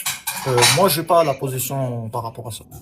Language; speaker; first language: French; native; French